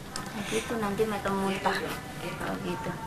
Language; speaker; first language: Indonesian; native; Indonesian